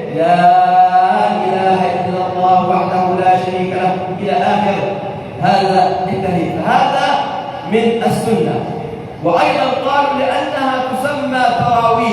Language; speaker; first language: Arabic; native; Arabic